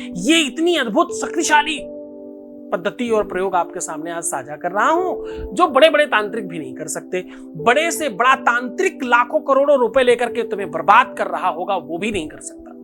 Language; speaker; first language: Hindi; native; Hindi